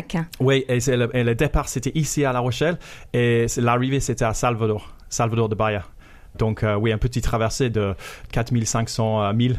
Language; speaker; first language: French; non-native, fluent; English